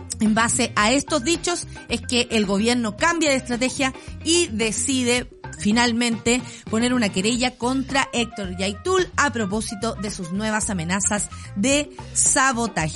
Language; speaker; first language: Spanish; native; Spanish